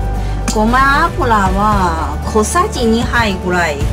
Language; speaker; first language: Japanese; non-native, learner; Chinese